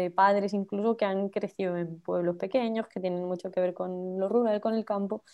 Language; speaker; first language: Spanish; native; Spanish